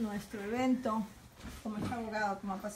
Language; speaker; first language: Spanish; native; Spanish